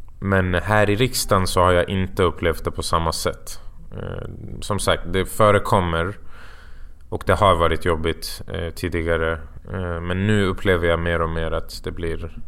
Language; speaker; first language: Swedish; early bilingual, other home language; Persian